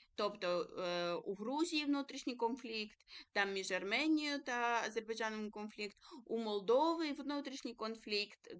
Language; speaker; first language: Ukrainian; early bilingual, other home language; Georgian